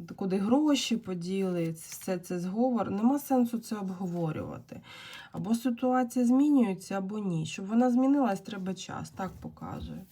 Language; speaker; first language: Ukrainian; non-native, local second language; Russian